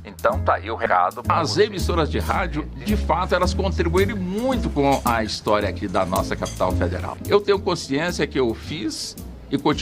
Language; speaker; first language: Portuguese; native; Portuguese